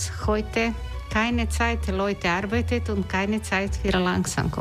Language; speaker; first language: German; non-native, learner; Croatian